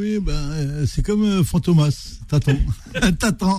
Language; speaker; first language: French; native; French